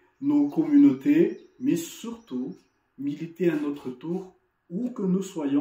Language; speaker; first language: French; non-native, local second language; Malagasy